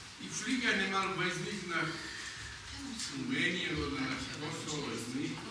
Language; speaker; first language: German; non-native, learner; Romany